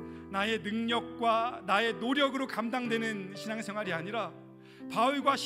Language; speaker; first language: Korean; native; Korean